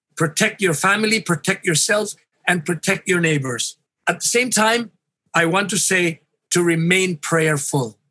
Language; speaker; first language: English; non-native, local second language; Hiligaynon